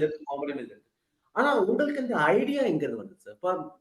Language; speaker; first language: Tamil; early bilingual, heritage; Tamil